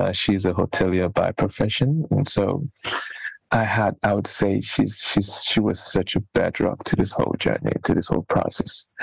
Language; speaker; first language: English; non-native, local second language; Akan